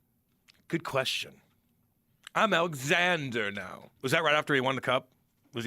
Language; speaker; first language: English; native; English